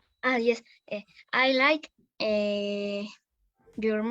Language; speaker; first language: English; non-native, learner; Spanish